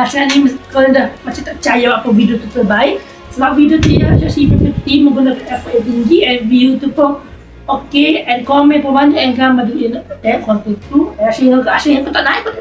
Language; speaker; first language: Malay; native; Malay